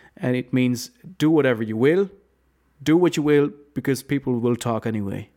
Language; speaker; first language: English; non-native, fluent; Low German